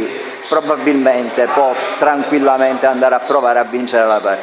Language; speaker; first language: Italian; native; Italian